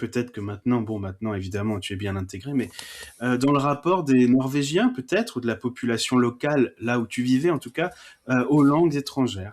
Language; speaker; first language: French; native; French